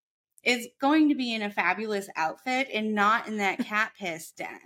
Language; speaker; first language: English; native; English